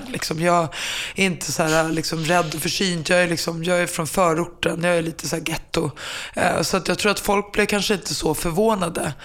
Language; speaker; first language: Swedish; early bilingual, other home language; Finnish